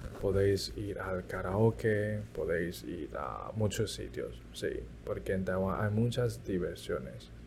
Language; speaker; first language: Spanish; early bilingual, other home language; Chinese